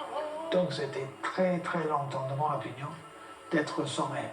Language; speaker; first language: French; non-native, fluent; English